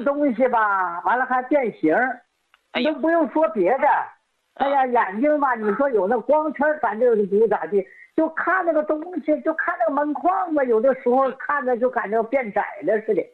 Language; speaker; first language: Chinese; native; Chinese